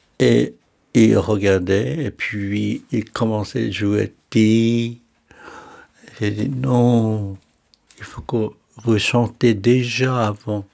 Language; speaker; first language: French; non-native, fluent; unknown